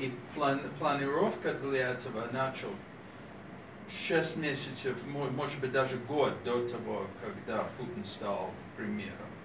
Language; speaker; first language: Russian; non-native, fluent; English